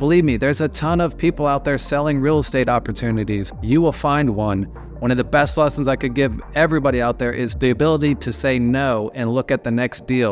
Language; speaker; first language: English; native; English